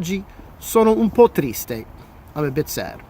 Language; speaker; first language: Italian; non-native, fluent; English